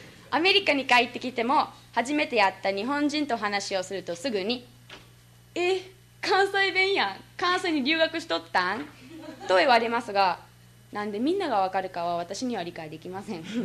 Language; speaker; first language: Japanese; non-native, fluent; English